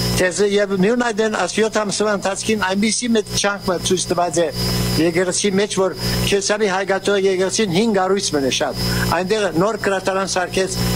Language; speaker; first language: Armenian; early bilingual, heritage; Armenian